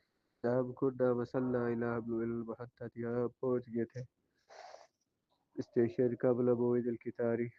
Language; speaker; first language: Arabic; non-native, fluent; Urdu